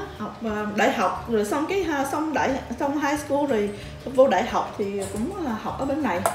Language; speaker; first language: Vietnamese; early bilingual, heritage; Vietnamese